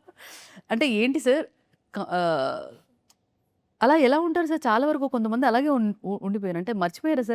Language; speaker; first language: Telugu; native; Telugu